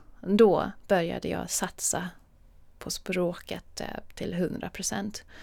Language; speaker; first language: Swedish; non-native, fluent; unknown